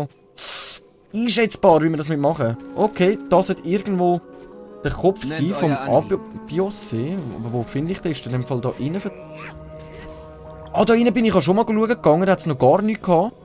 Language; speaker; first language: German; native; German